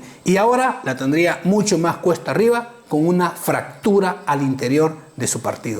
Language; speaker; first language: Spanish; native; Spanish